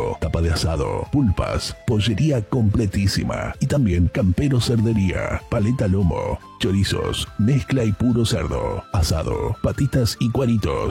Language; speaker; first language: Spanish; native; Spanish